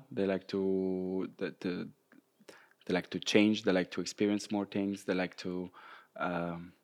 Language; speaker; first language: English; non-native, fluent; Italian